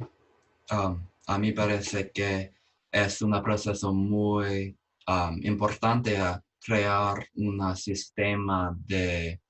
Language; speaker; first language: Spanish; non-native, fluent; English